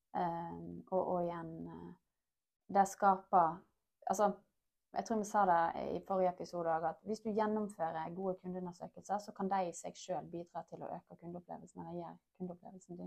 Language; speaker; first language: Norwegian; native; Norwegian